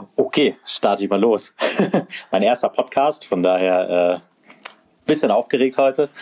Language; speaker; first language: German; native; German